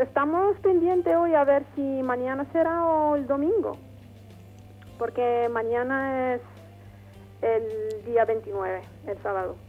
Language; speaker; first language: Spanish; non-native, fluent; Arabic